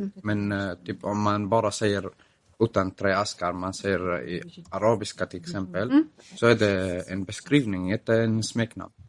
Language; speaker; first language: Swedish; non-native, fluent; Arabic